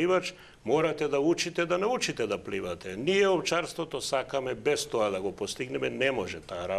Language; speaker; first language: Macedonian; native; Macedonian